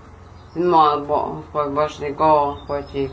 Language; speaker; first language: Russian; non-native, local second language; Ukrainian